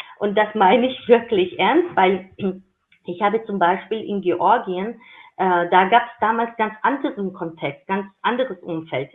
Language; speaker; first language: German; non-native, fluent; Georgian